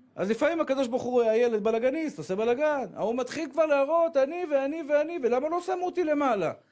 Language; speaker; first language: Hebrew; native; Hebrew